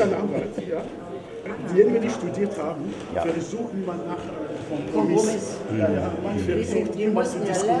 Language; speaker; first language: German; non-native, fluent; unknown